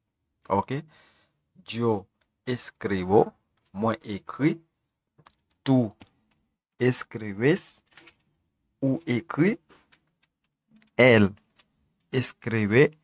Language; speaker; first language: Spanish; non-native, fluent; Haitian Creole